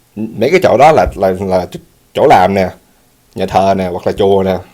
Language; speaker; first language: Vietnamese; early bilingual, heritage; Vietnamese